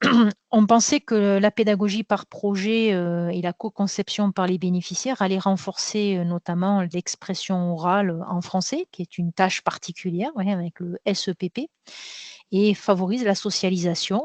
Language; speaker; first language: French; native; French